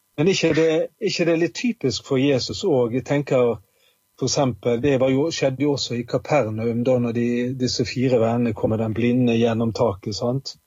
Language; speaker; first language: Norwegian; native; Norwegian